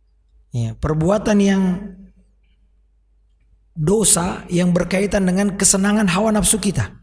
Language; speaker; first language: Indonesian; native; Indonesian